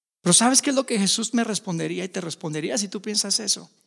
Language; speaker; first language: Spanish; native; Spanish